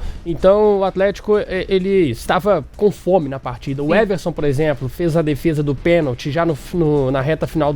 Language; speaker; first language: Portuguese; native; Portuguese